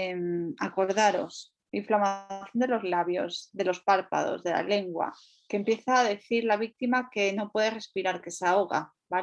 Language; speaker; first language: Spanish; native; Spanish